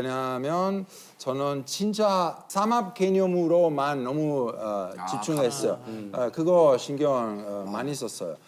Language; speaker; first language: Korean; non-native, learner; Italian